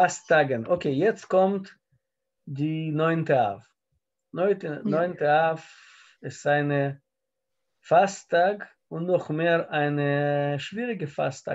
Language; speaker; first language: German; non-native, learner; Russian